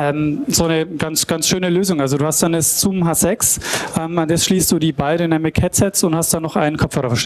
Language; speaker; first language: German; native; German